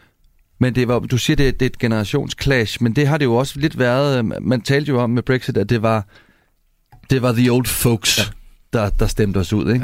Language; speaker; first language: Danish; native; Danish